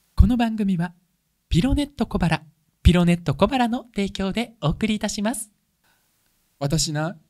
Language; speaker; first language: Japanese; early bilingual, other home language; Russian